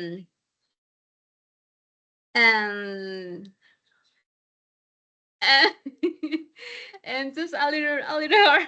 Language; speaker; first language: English; non-native, fluent; Spanish